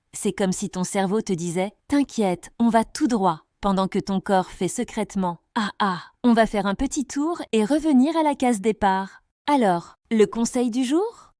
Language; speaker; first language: French; native; French